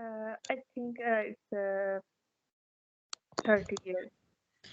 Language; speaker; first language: English; non-native, learner; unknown